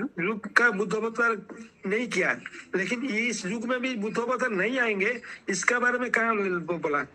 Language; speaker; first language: Hindi; non-native, local second language; Bangla